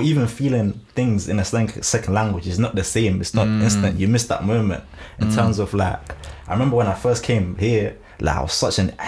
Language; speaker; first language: English; early bilingual, other home language; Shona